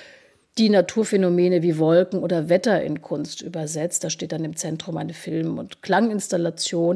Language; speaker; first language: German; native; German